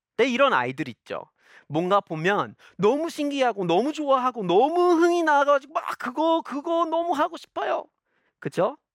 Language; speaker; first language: Korean; non-native, fluent; English